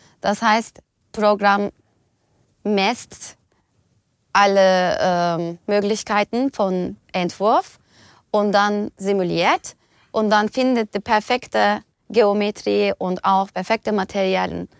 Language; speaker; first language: German; non-native, fluent; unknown